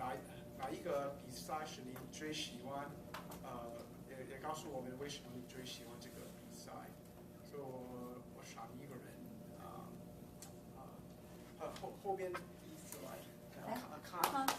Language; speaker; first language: Chinese; non-native, learner; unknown